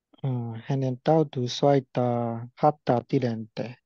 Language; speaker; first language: Finnish; non-native, learner; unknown